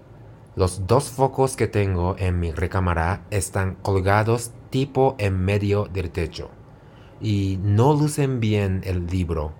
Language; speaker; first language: Spanish; non-native, fluent; Japanese